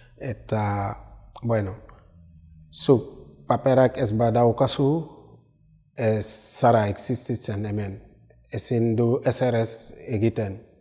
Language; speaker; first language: Basque; non-native, learner; Wolof